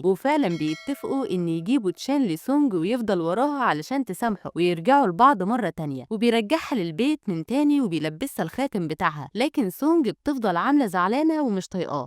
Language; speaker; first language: Arabic; native; Arabic